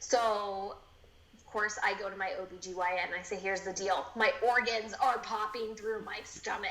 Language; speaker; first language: English; native; English